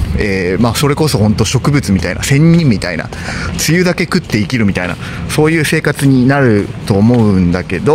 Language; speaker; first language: Japanese; native; Japanese